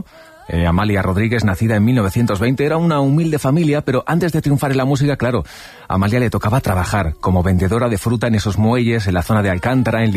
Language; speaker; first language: Spanish; native; Spanish